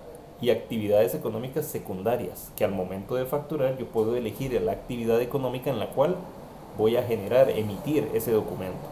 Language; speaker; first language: Spanish; native; Spanish